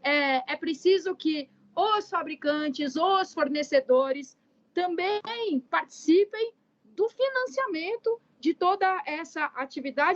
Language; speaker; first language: Portuguese; native; Portuguese